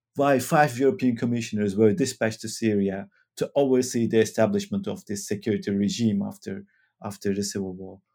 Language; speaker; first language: English; non-native, fluent; Turkish